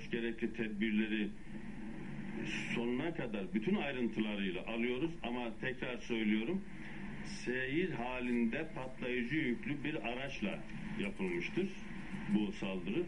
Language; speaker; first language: Turkish; native; Turkish